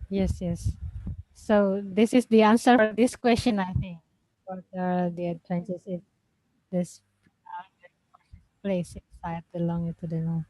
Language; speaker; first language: English; non-native, fluent; Indonesian